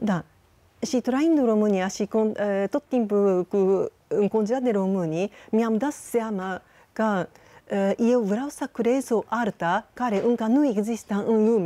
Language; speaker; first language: Romanian; non-native, fluent; Japanese